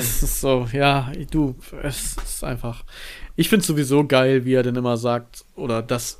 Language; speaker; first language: German; native; German